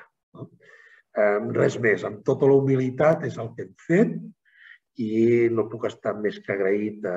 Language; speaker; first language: Catalan; native; Catalan